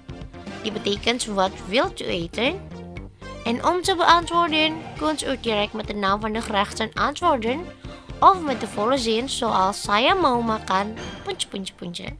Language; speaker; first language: Dutch; non-native, fluent; Indonesian